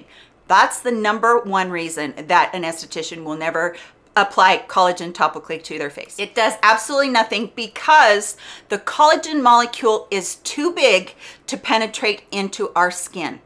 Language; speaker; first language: English; native; English